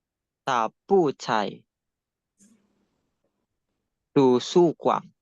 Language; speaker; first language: Chinese; non-native, learner; Indonesian